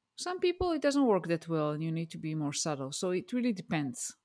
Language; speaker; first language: English; non-native, fluent; Hebrew